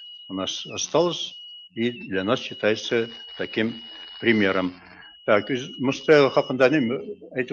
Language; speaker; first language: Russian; non-native, local second language; Bashkir